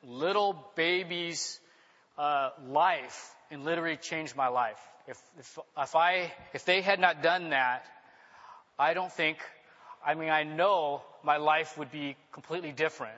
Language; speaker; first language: English; native; English